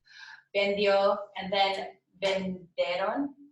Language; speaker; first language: Spanish; non-native, learner; English